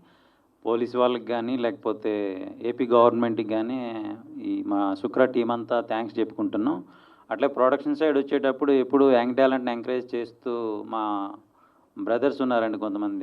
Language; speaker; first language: Telugu; native; Telugu